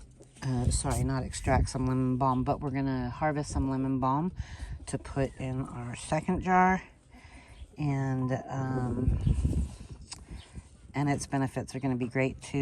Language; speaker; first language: English; native; English